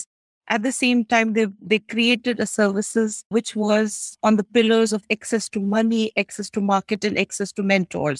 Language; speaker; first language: English; non-native, local second language; Kashmiri